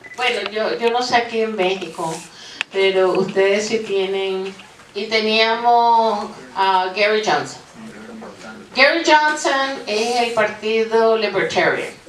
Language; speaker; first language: Spanish; native; Spanish